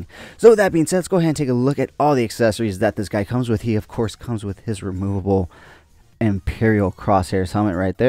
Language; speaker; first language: English; native; English